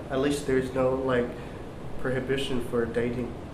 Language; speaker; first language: English; non-native, fluent; Chinese